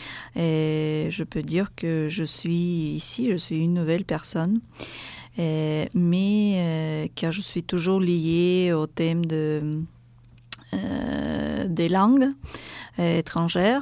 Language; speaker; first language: French; non-native, fluent; Russian